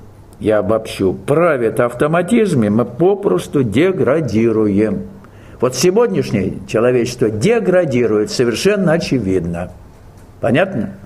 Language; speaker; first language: Russian; native; Russian